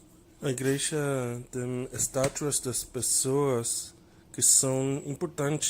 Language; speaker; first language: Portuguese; non-native, learner; English